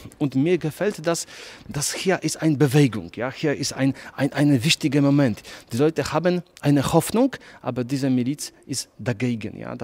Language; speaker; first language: German; non-native, learner; Polish